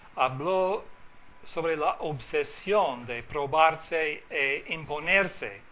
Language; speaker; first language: Spanish; non-native, fluent; English